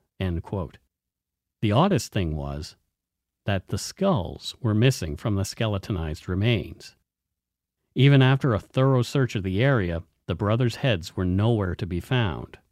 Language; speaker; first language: English; native; English